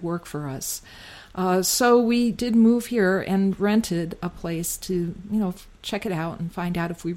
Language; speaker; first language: English; native; English